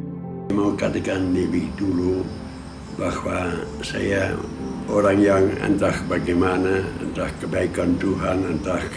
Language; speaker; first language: Indonesian; non-native, fluent; Dutch